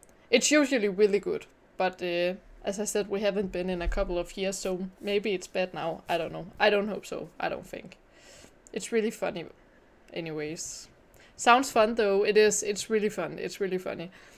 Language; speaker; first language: English; non-native, fluent; Danish